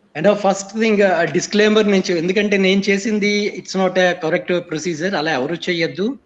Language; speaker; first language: Telugu; native; Telugu